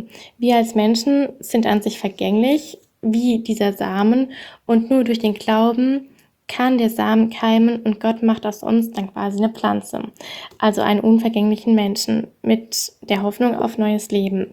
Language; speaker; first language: German; native; German